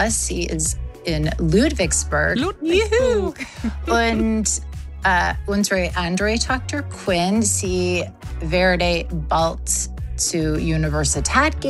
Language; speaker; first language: German; non-native, learner; English